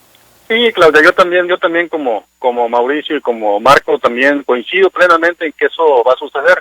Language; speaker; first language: Spanish; native; Spanish